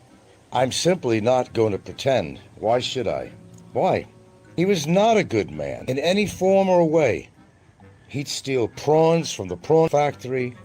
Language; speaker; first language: English; native; English